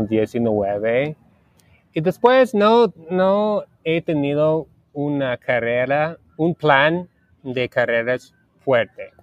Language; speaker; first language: Spanish; non-native, learner; English